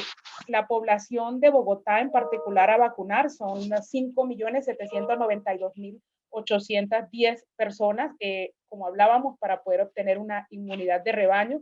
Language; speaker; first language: Spanish; native; Spanish